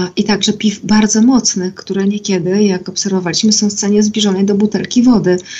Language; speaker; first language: Polish; native; Polish